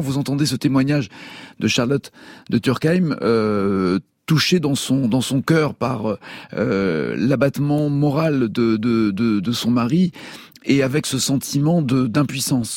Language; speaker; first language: French; native; French